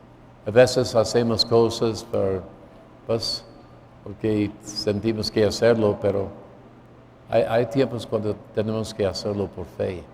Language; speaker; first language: Spanish; non-native, fluent; English